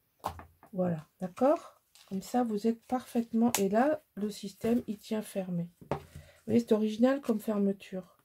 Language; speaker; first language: French; native; French